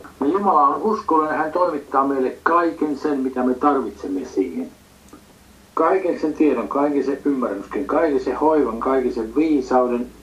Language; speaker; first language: Finnish; native; Finnish